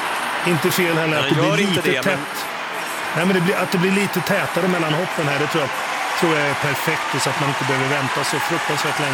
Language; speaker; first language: Swedish; native; Swedish